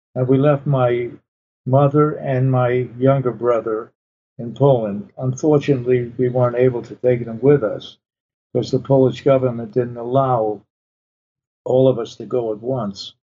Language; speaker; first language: English; early bilingual, other home language; Polish